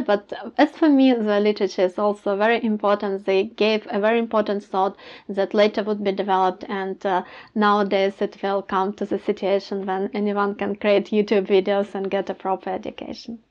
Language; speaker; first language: English; non-native, fluent; Ukrainian